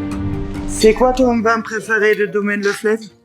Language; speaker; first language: French; non-native, fluent; German